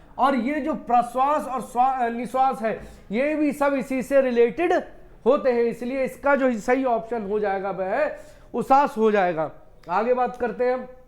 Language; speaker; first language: Hindi; native; Hindi